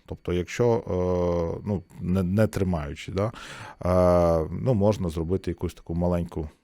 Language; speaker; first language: Ukrainian; native; Ukrainian